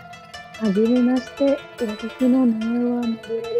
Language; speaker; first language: Japanese; non-native, learner; Indonesian